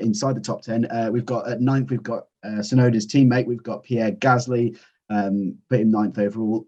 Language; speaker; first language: English; native; English